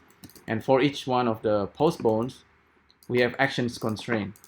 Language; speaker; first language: English; non-native, fluent; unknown